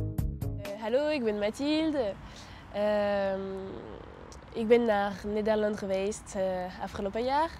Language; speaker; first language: Dutch; non-native, learner; French